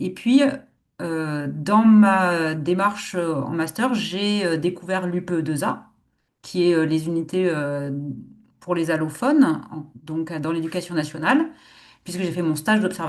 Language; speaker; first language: French; native; French